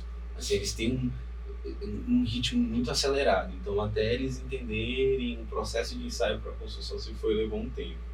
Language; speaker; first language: Portuguese; native; Portuguese